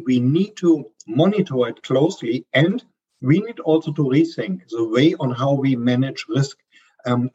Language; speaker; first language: English; non-native, fluent; German